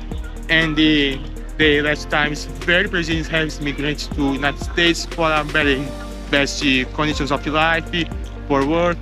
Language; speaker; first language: English; non-native, learner; Portuguese